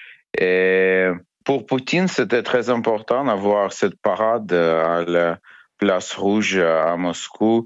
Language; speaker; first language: French; non-native, learner; Ukrainian